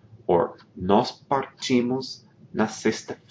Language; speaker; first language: Portuguese; non-native, fluent; English